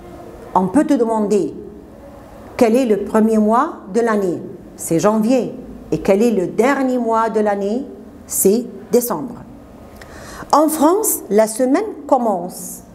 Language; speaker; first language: French; non-native, fluent; Arabic